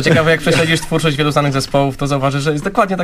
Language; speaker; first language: Polish; native; Polish